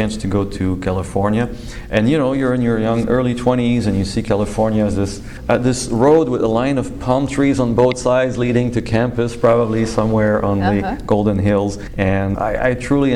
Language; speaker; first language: English; native; English